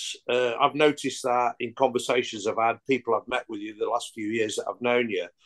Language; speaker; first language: English; native; English